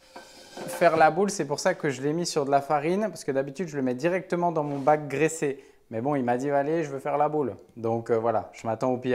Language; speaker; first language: French; native; French